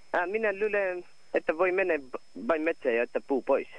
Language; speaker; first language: Finnish; non-native, learner; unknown